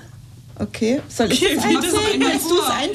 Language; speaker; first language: German; native; German